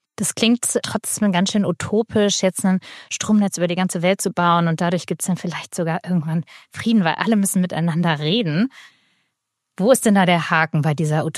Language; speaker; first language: German; native; German